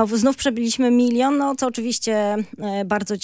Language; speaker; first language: Polish; native; Polish